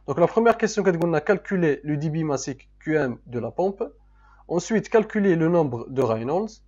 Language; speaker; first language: French; non-native, local second language; Arabic